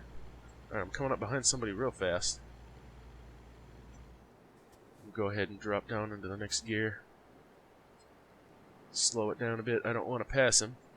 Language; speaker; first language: English; native; English